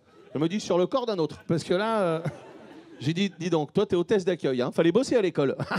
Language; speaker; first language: French; native; French